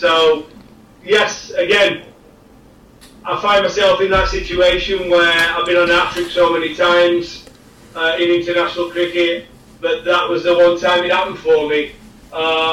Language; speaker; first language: English; native; English